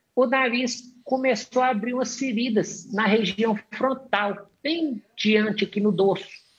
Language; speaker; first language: Portuguese; native; Portuguese